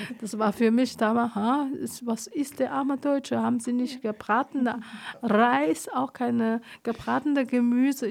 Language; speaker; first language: German; non-native, fluent; Chinese